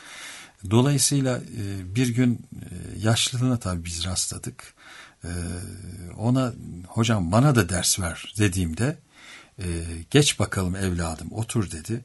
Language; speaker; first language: Turkish; native; Turkish